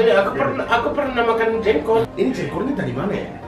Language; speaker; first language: Indonesian; non-native, fluent; Japanese